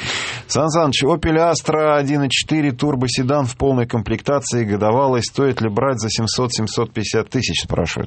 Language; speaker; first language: Russian; native; Russian